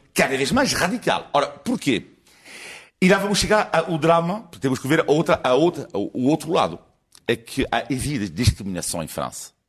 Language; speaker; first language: Portuguese; non-native, fluent; French